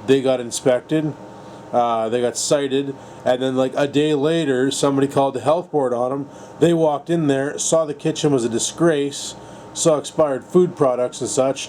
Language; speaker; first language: English; native; English